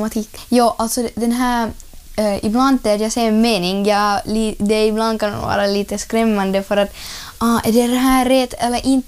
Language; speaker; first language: Swedish; non-native, learner; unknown